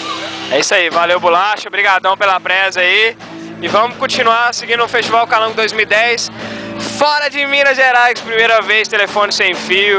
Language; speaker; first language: Portuguese; native; Portuguese